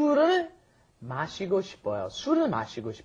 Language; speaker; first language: Korean; non-native, fluent; English